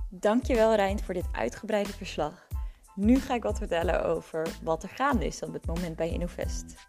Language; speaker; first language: Dutch; native; Dutch